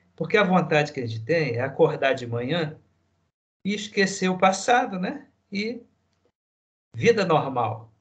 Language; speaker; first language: Portuguese; native; Portuguese